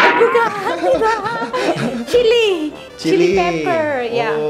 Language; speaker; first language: Indonesian; non-native, fluent; Manipuri